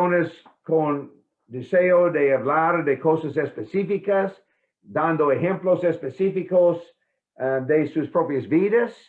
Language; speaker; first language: Spanish; non-native, fluent; English